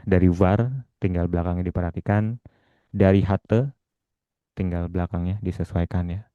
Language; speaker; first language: Indonesian; native; Indonesian